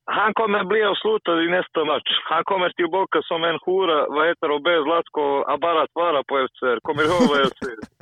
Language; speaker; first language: Swedish; non-native, fluent; Serbian